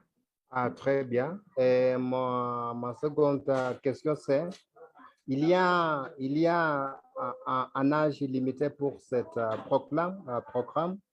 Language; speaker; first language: French; non-native, learner; Swahili